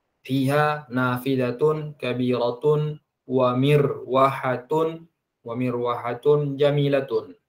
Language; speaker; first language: Arabic; non-native, fluent; Indonesian